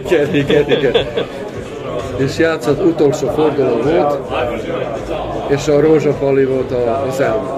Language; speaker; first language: Hungarian; non-native, local second language; Serbian